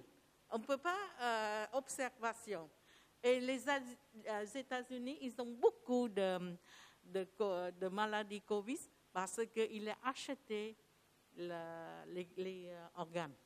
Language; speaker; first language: French; non-native, learner; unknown